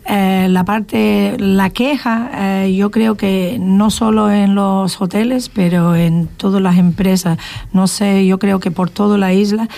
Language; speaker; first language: Spanish; non-native, fluent; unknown